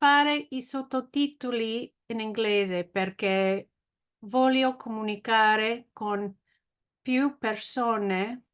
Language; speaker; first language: Italian; non-native, learner; English